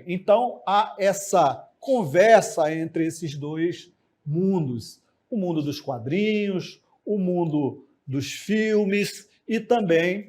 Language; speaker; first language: Portuguese; native; Portuguese